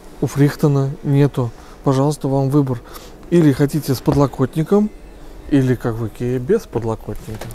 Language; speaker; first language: Russian; native; Russian